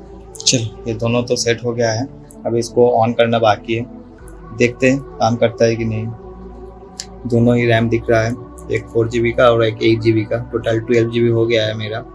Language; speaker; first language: Hindi; non-native, local second language; Bangla